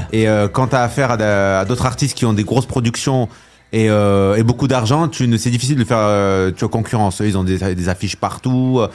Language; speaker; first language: French; native; French